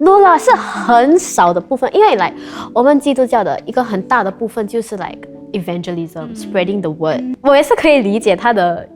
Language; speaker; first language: Chinese; non-native, local second language; English